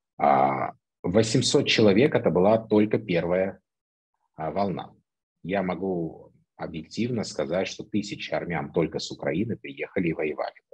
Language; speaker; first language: Russian; native; Russian